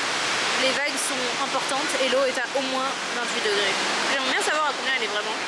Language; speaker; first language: French; native; French